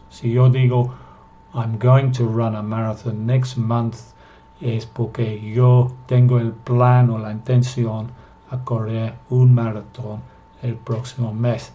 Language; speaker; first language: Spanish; non-native, fluent; English